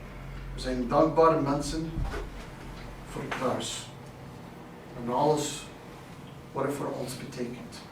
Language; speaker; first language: Dutch; non-native, fluent; English